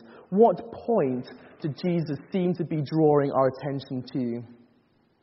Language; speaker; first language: English; native; English